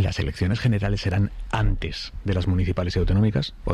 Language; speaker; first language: Spanish; native; Spanish